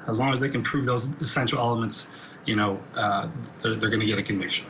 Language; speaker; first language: English; native; English